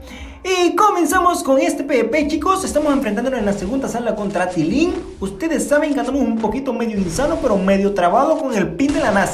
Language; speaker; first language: Spanish; native; Spanish